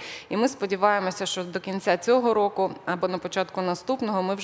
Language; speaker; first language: Ukrainian; native; Ukrainian